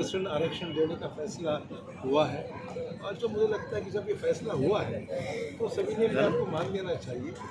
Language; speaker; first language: Hindi; non-native, local second language; Marathi